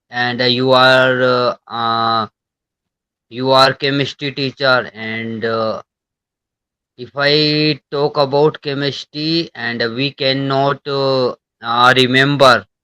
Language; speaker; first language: English; non-native, learner; Hindi